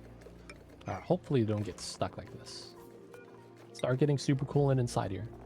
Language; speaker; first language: English; native; English